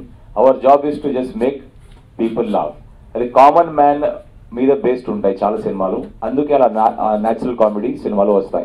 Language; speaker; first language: Telugu; native; Telugu